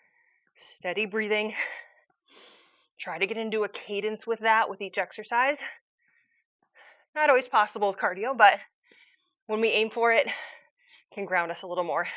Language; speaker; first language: English; native; English